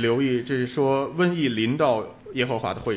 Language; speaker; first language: Chinese; non-native, local second language; Cantonese